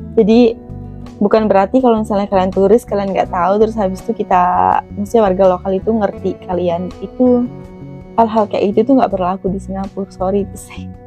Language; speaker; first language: Indonesian; native; Indonesian